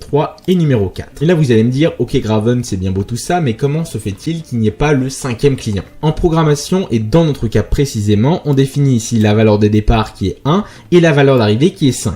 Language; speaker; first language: French; native; French